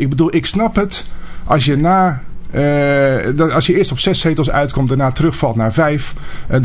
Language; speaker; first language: Dutch; native; Dutch